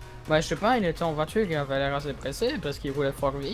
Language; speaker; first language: French; native; French